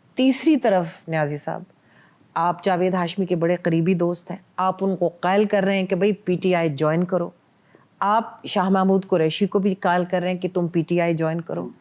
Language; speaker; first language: Urdu; non-native, local second language; Punjabi